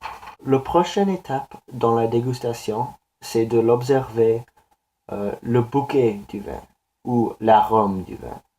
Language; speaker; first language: French; non-native, learner; English